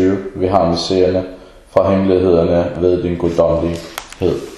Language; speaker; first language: Danish; early bilingual, other home language; Arabic